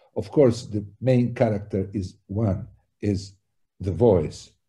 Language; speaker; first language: English; non-native, fluent; Italian